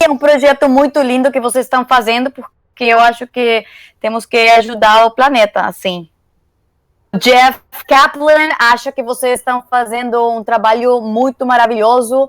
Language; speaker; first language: Portuguese; non-native, learner; Spanish